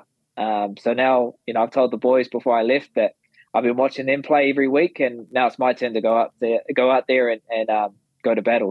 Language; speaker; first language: English; native; English